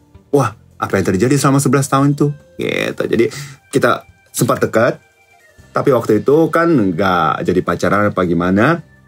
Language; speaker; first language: Indonesian; non-native, fluent; Japanese